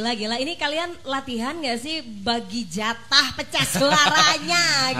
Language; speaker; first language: Indonesian; native; Indonesian